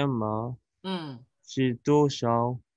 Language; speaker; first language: Chinese; non-native, learner; Korean